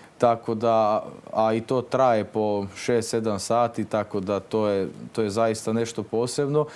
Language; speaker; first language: Croatian; non-native, local second language; Slovak